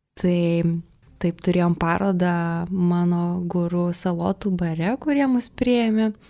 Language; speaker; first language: Lithuanian; early bilingual, heritage; Russian